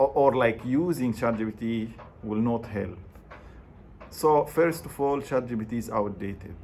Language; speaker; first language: English; non-native, fluent; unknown